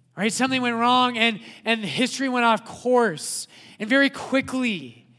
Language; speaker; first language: English; native; English